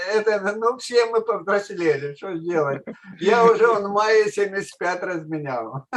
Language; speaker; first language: Russian; native; Russian